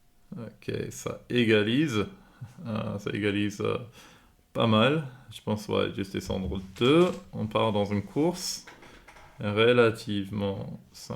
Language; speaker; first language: French; non-native, fluent; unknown